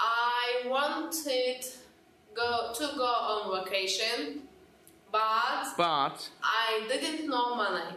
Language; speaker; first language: English; non-native, learner; Turkish